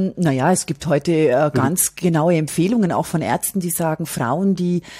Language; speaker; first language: German; native; German